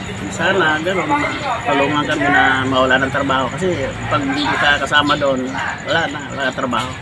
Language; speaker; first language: Filipino; native; Filipino